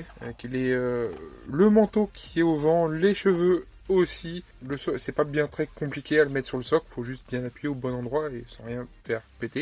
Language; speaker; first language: French; native; French